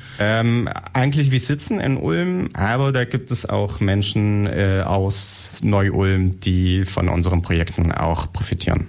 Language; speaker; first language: German; non-native, fluent; Arabic